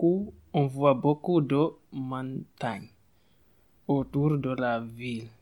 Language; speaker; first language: French; non-native, learner; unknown